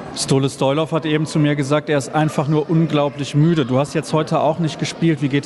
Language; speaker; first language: German; native; German